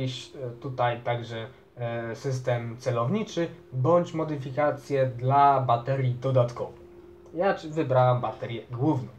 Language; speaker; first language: Polish; native; Polish